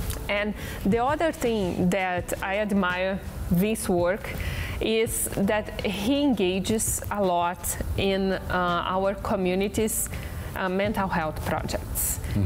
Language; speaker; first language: English; non-native, fluent; Portuguese